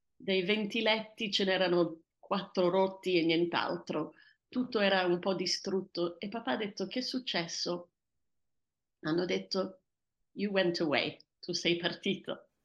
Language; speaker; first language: Italian; early bilingual, heritage; Italian